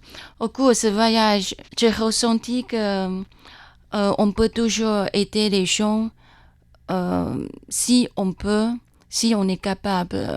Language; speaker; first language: French; non-native, fluent; Chinese